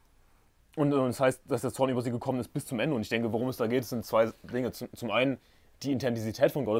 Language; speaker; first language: German; native; German